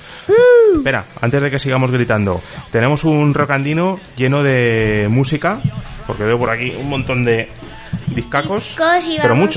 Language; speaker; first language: Spanish; native; Spanish